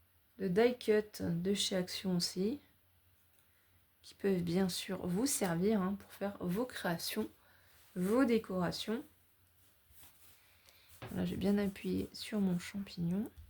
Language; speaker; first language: French; native; French